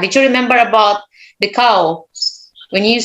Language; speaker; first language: English; non-native, learner; Indonesian